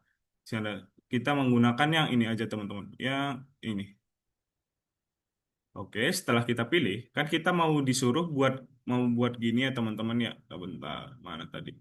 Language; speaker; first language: Indonesian; native; Indonesian